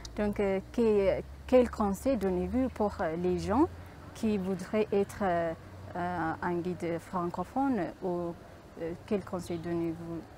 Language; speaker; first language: French; non-native, fluent; Amharic